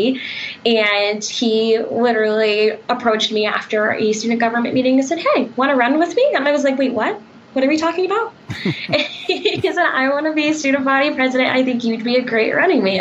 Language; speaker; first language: English; native; English